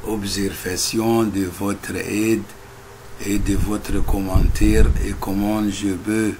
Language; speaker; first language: French; non-native, fluent; Arabic